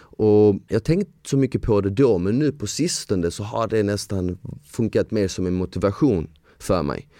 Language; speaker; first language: Swedish; early bilingual, other home language; Bosnian